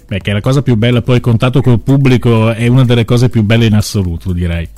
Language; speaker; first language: Italian; native; Italian